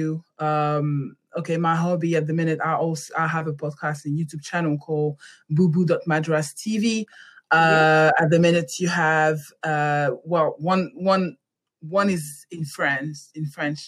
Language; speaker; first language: English; non-native, fluent; French